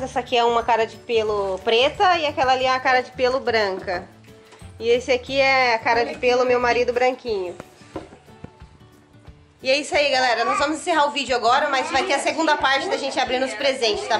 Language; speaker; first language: Portuguese; native; Portuguese